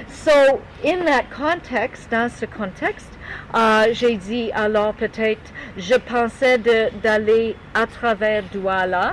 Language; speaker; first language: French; non-native, learner; English